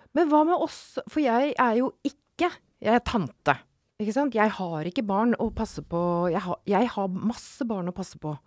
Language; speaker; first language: Norwegian; native; Norwegian